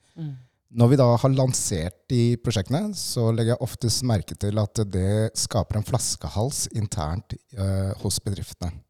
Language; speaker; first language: Norwegian; early bilingual, other home language; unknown